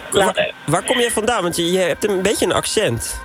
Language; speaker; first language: Dutch; native; Dutch